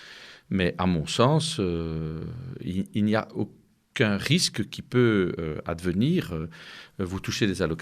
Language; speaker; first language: French; native; French